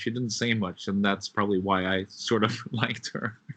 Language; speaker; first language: English; non-native, fluent; Swedish